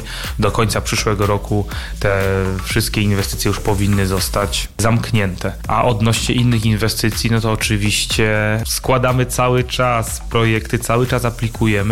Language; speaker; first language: Polish; native; Polish